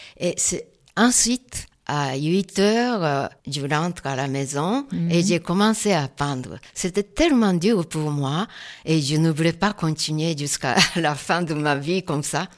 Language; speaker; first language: French; non-native, fluent; Japanese